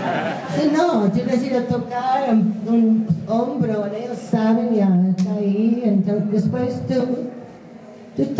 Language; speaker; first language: Spanish; non-native, fluent; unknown